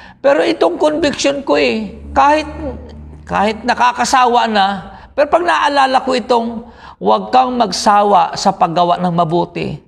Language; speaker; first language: Filipino; native; Filipino